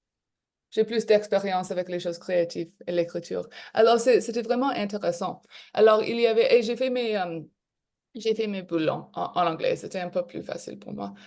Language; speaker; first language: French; non-native, local second language; English